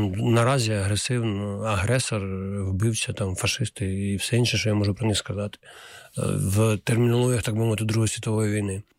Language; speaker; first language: Ukrainian; non-native, local second language; Russian